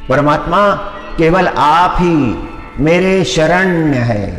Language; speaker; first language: Hindi; non-native, local second language; Marathi